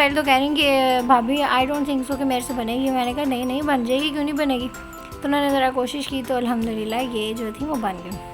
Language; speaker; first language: Urdu; native; Urdu